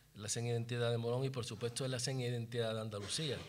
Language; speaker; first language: Spanish; native; Spanish